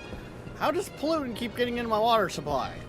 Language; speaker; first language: English; native; English